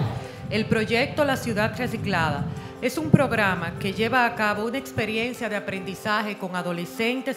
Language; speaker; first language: Spanish; native; Spanish